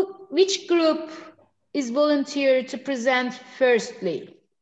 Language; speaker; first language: English; non-native, learner; Turkish